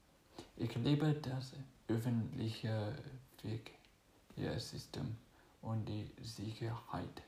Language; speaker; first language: German; non-native, fluent; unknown